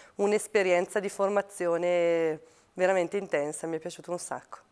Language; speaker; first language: Italian; native; Italian